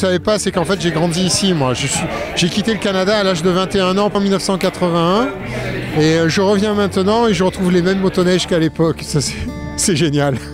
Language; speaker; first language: French; native; French